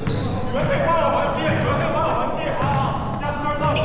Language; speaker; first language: Chinese; native; Chinese